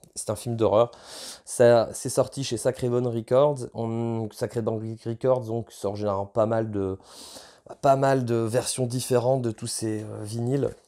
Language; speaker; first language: French; native; French